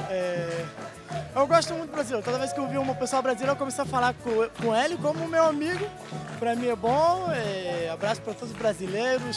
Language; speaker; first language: Portuguese; non-native, learner; Hebrew